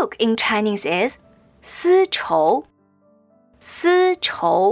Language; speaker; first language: English; non-native, fluent; Chinese